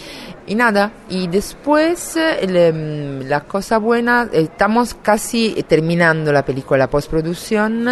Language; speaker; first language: Spanish; non-native, fluent; Italian